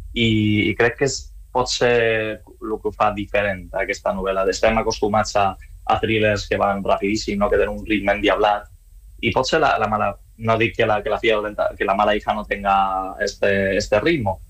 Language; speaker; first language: Catalan; non-native, learner; Spanish